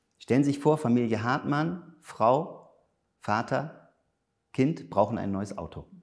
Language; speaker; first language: German; native; German